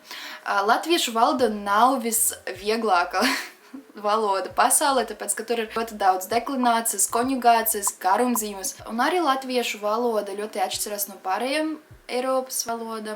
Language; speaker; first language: Latvian; non-native, local second language; Russian